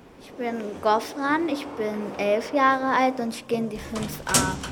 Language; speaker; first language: German; early bilingual, other home language; Arabic